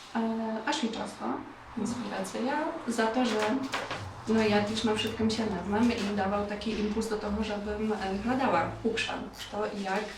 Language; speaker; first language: Polish; non-native, local second language; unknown